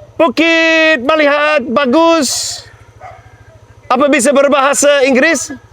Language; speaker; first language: Indonesian; non-native, learner; English